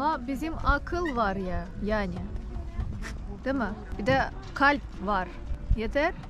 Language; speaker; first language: Turkish; non-native, learner; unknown